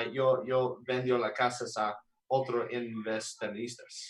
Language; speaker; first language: Spanish; non-native, learner; English